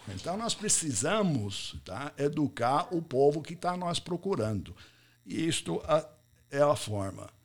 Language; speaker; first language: Portuguese; non-native, fluent; English